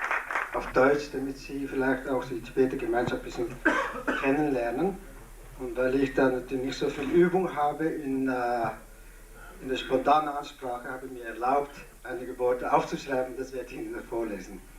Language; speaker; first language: German; non-native, fluent; Tibetan